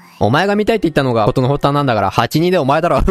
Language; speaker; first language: Japanese; native; Japanese